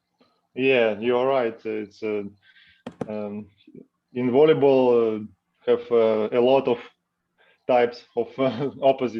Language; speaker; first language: English; non-native, learner; Russian